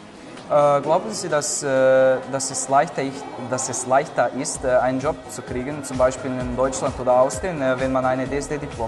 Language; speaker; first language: German; non-native, learner; Croatian